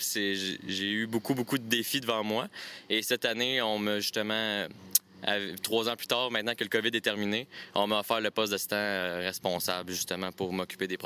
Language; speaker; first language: French; native; French